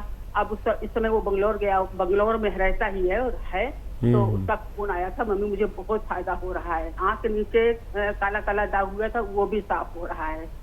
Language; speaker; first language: Hindi; native; Hindi